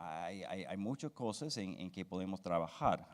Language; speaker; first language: Spanish; non-native, fluent; English